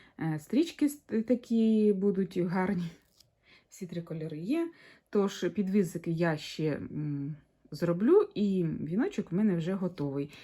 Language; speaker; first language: Ukrainian; non-native, local second language; Russian